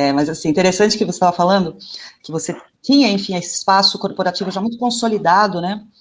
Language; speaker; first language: Portuguese; native; Portuguese